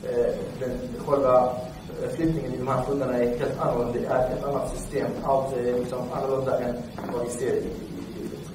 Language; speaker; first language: Swedish; non-native, fluent; Arabic